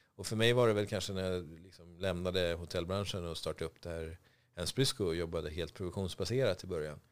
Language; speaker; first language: Swedish; native; Swedish